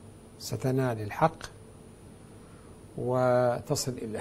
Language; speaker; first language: Arabic; native; Arabic